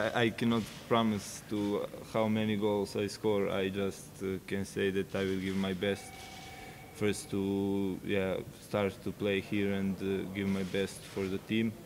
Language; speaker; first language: English; non-native, fluent; Serbian